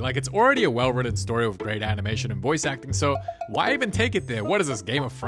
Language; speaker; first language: English; native; English